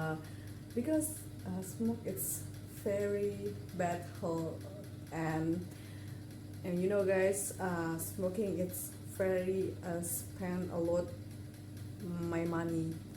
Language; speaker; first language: English; non-native, learner; Indonesian